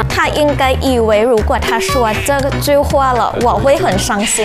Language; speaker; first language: Chinese; non-native, fluent; Thai